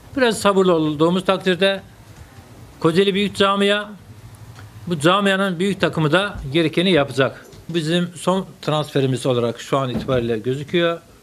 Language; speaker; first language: Turkish; native; Turkish